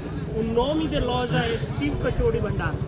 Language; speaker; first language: Portuguese; non-native, learner; Hindi